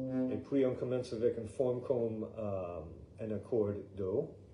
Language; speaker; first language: French; non-native, fluent; English